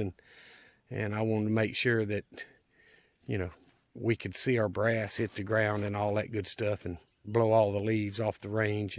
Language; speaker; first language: English; native; English